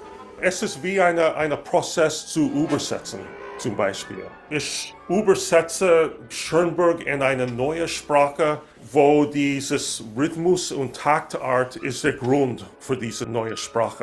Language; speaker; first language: German; non-native, learner; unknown